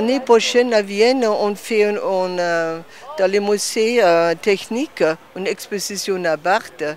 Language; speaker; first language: French; non-native, fluent; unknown